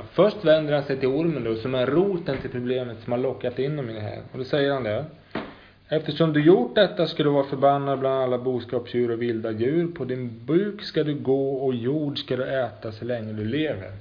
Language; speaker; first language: Swedish; native; Swedish